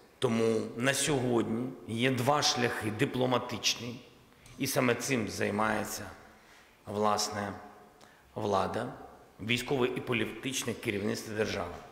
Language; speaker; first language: Ukrainian; non-native, local second language; Russian